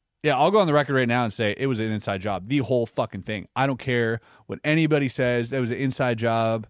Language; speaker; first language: English; native; English